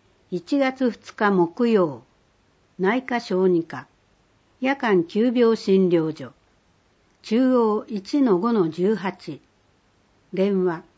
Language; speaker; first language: Japanese; native; Japanese